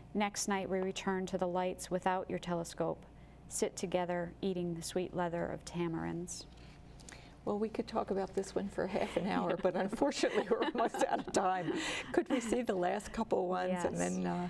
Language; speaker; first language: English; native; English